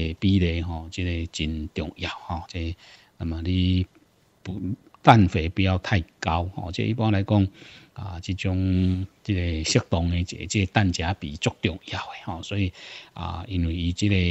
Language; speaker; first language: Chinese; non-native, local second language; Min Nan Chinese